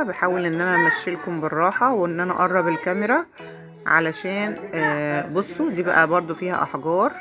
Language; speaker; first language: Arabic; native; Arabic